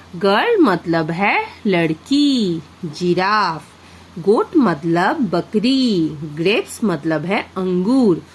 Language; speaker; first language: Hindi; non-native, local second language; Bangla